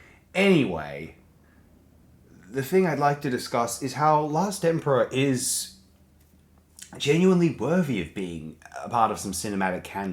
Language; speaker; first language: English; native; English